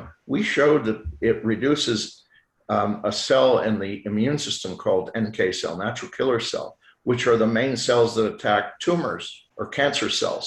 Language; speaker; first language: English; non-native, fluent; French